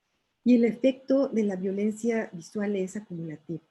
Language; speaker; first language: Spanish; native; Spanish